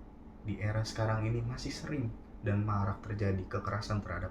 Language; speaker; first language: Indonesian; native; Indonesian